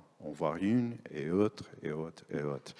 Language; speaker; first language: French; non-native, fluent; Portuguese